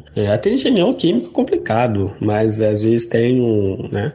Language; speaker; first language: Portuguese; non-native, learner; Arabic